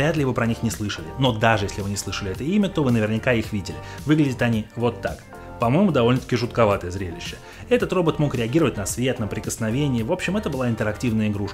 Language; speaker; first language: Russian; native; Russian